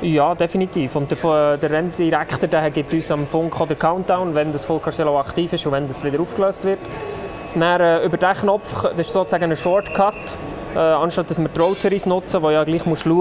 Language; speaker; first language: German; native; German